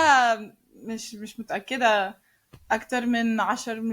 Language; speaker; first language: Arabic; non-native, learner; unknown